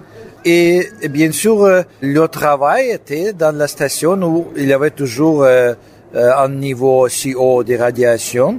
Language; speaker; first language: French; non-native, fluent; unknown